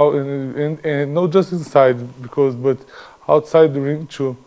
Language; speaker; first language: English; non-native, learner; Portuguese